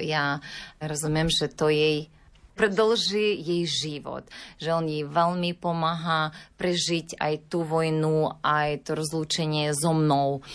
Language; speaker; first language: Slovak; non-native, learner; Ukrainian